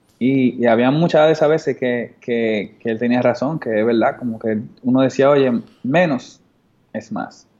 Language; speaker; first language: Spanish; native; Spanish